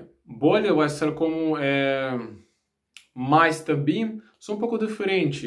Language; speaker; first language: Portuguese; non-native, learner; Russian